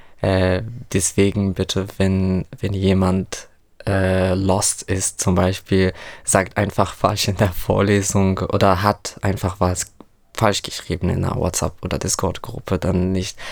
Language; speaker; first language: German; non-native, fluent; Arabic